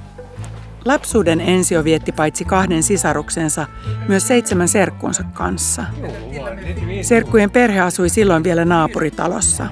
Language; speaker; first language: Finnish; native; Finnish